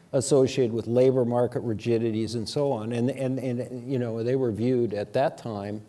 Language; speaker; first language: English; native; English